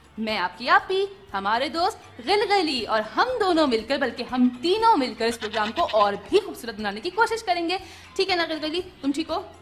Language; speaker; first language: Urdu; native; Urdu